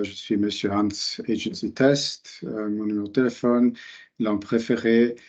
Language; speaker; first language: French; non-native, local second language; German